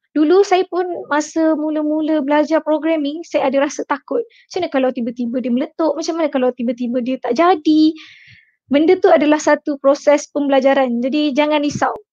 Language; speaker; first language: Malay; native; Malay